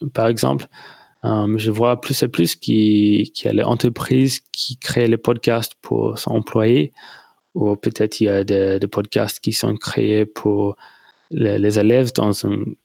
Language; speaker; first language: French; non-native, learner; English